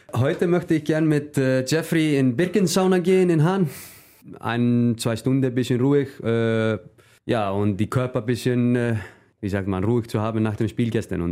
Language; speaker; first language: German; non-native, fluent; Icelandic